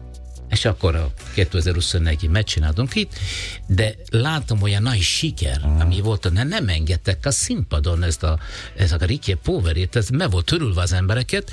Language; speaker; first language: Hungarian; non-native, learner; Italian